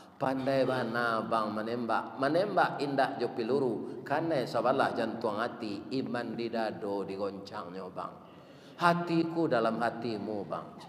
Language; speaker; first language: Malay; non-native, local second language; Minangkabau